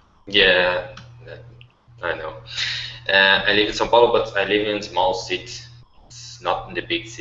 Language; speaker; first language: English; non-native, learner; Portuguese